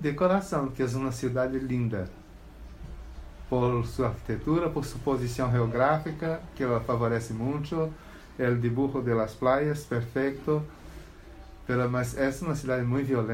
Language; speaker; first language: Spanish; non-native, learner; Portuguese